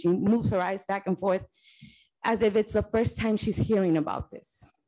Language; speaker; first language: English; early bilingual, other home language; Spanish